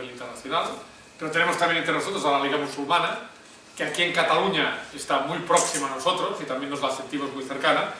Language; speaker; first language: Spanish; native; Spanish